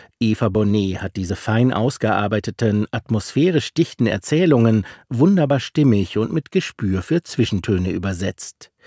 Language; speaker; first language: German; native; German